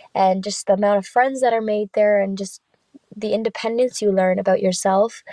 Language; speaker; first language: English; early bilingual, other home language; Finnish